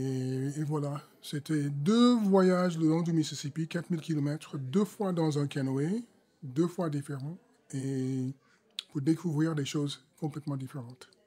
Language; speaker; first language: French; non-native, fluent; English